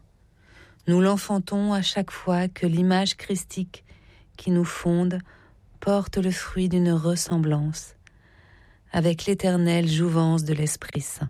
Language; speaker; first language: French; native; French